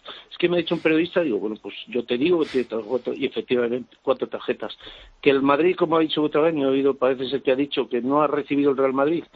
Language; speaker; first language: Spanish; native; Spanish